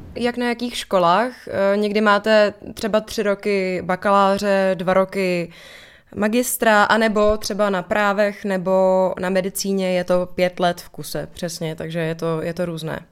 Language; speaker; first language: Czech; native; Czech